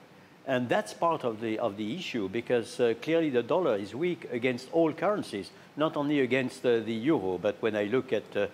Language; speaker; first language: English; non-native, fluent; French